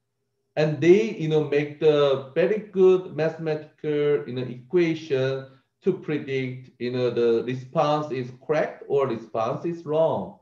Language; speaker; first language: English; non-native, fluent; Korean